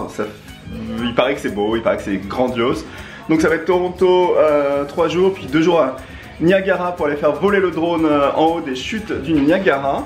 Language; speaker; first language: French; native; French